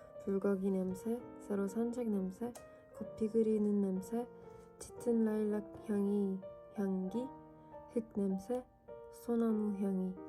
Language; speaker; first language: Korean; non-native, learner; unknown